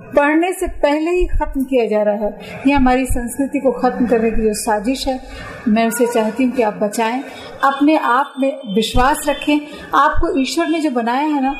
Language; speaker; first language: Hindi; native; Hindi